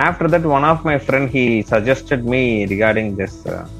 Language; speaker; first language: English; non-native, local second language; Tamil